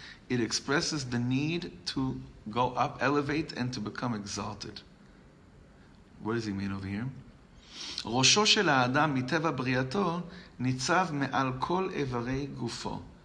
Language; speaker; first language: English; native; English